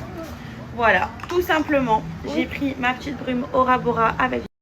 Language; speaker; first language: French; native; French